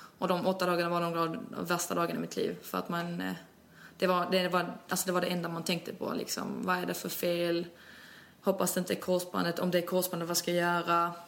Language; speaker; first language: Swedish; early bilingual, other home language; Albanian